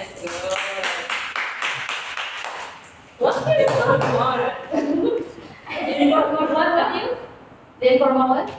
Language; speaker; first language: English; non-native, fluent; Indonesian